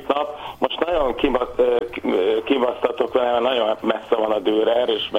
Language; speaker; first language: Hungarian; native; Hungarian